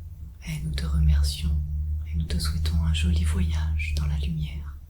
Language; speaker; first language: French; native; French